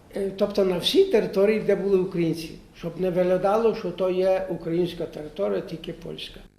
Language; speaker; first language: Ukrainian; native; Ukrainian